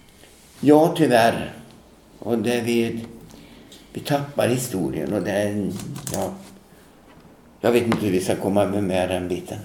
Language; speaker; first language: Swedish; native; Swedish